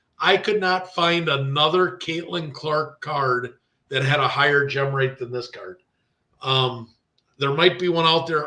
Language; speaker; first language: English; native; English